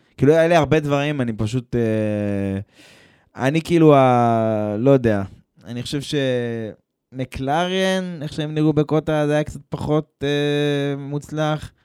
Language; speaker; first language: Hebrew; native; Hebrew